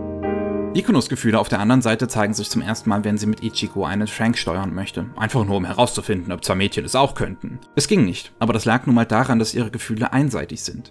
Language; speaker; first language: German; native; German